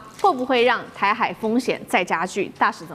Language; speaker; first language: Chinese; native; Chinese